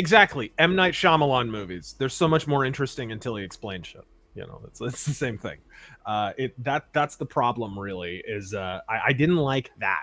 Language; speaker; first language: English; native; English